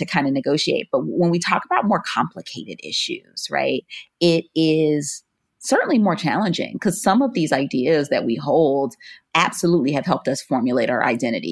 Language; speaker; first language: English; native; English